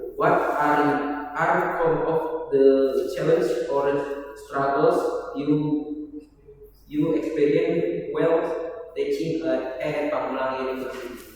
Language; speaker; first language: English; non-native, learner; Indonesian